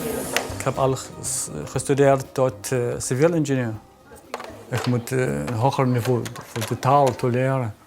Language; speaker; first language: Dutch; non-native, learner; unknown